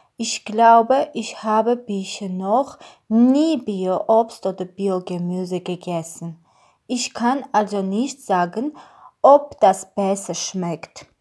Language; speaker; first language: German; non-native, learner; Armenian